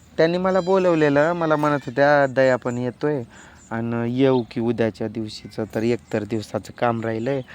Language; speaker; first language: Marathi; non-native, local second language; Lambadi